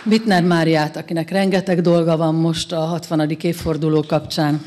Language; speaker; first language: Hungarian; native; Hungarian